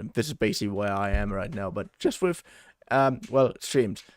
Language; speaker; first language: English; non-native, fluent; German